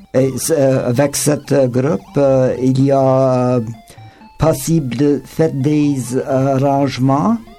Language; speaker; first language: French; non-native, learner; English